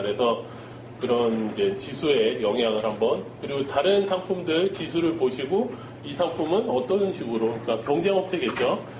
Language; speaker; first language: Korean; native; Korean